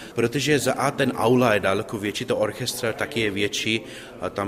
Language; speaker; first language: Czech; non-native, learner; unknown